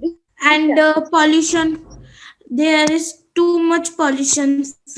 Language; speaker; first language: English; non-native, learner; Hindi